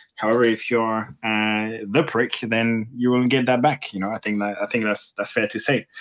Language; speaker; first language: English; non-native, fluent; French